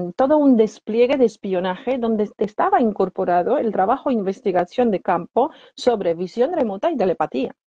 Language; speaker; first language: Spanish; non-native, fluent; Polish